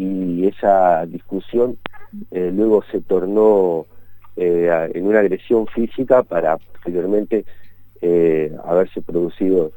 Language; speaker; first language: Spanish; native; Spanish